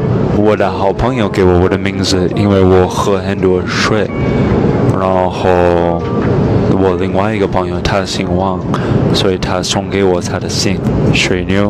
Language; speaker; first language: Chinese; non-native, fluent; English